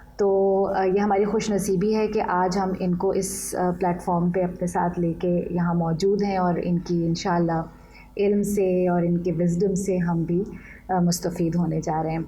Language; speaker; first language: Urdu; native; Urdu